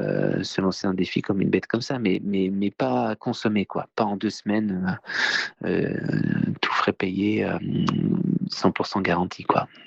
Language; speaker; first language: French; native; French